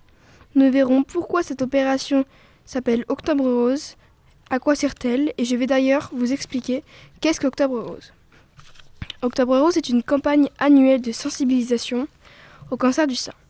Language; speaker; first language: French; native; French